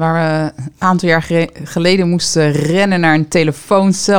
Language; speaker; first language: Dutch; native; Dutch